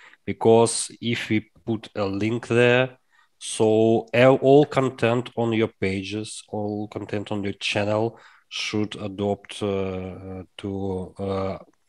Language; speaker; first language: English; non-native, learner; Russian